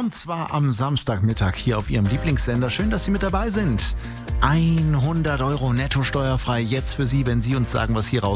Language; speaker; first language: German; native; German